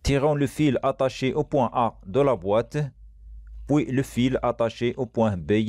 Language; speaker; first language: French; non-native, local second language; Arabic